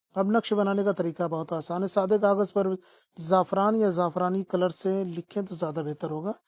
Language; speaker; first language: Urdu; non-native, local second language; Sindhi